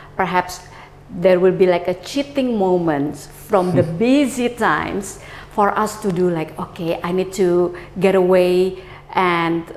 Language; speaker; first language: English; non-native, fluent; Indonesian